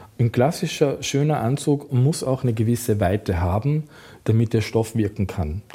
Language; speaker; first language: German; native; German